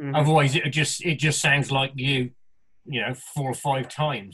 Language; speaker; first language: English; native; English